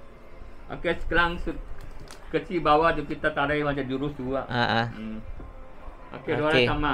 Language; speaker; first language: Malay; non-native, local second language; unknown